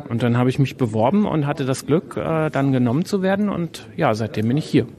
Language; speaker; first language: German; native; German